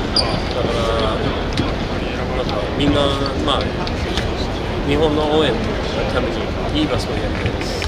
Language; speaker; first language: Japanese; non-native, fluent; English